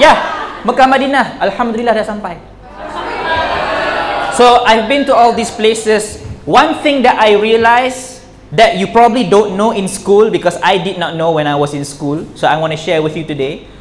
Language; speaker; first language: English; non-native, local second language; Malay